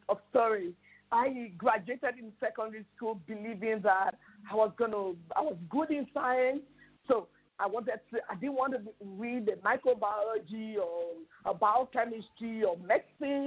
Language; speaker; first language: English; non-native, local second language; Yoruba